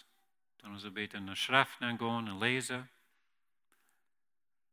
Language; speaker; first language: German; non-native, learner; Plautdietsch